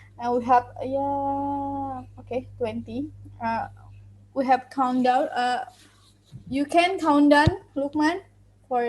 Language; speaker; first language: English; non-native, learner; Indonesian